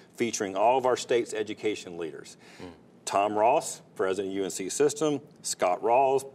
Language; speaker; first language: English; native; English